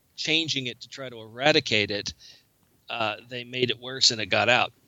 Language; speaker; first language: English; native; English